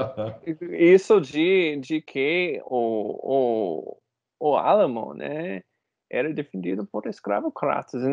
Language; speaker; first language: Portuguese; non-native, fluent; English